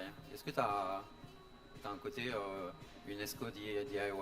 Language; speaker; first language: French; native; French